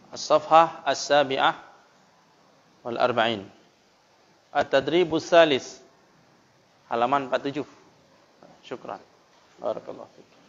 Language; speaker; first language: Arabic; non-native, fluent; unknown